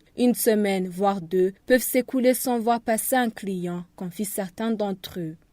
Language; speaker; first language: French; native; French